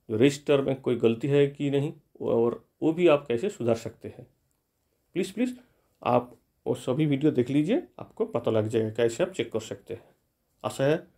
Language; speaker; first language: Hindi; non-native, local second language; Bangla